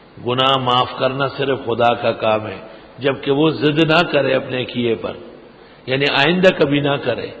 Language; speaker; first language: Urdu; non-native, local second language; Pashto